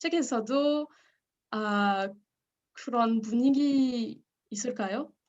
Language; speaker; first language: Korean; non-native, learner; French